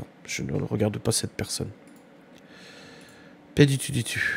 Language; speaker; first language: French; native; French